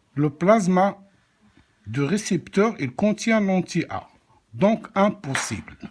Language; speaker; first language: French; non-native, local second language; Arabic